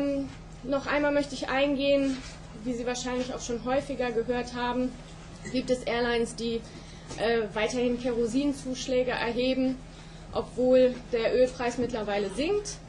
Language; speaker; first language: German; native; German